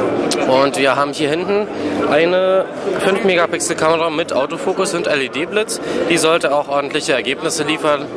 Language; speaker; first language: German; native; German